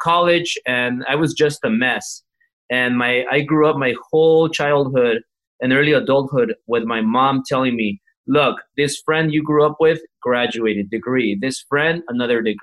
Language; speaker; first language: English; early bilingual, other home language; Spanish